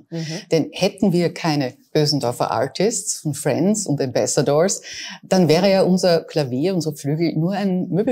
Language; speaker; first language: German; native; German